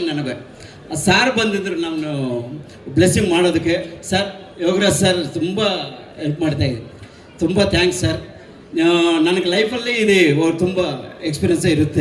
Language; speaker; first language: Kannada; non-native, learner; Telugu